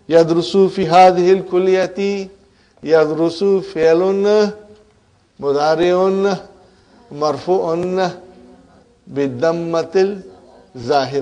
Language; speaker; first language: Arabic; non-native, fluent; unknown